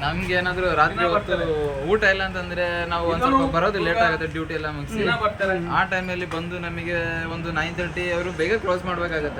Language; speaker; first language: Kannada; non-native, learner; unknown